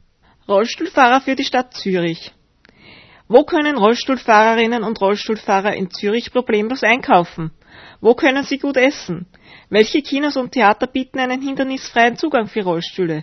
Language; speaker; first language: German; native; German